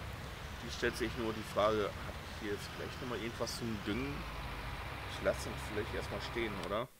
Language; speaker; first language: German; native; German